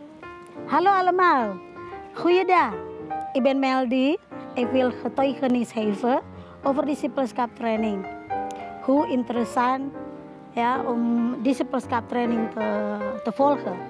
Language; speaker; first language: Dutch; non-native, learner; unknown